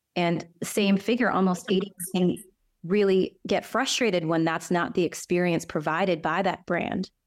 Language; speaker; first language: English; native; English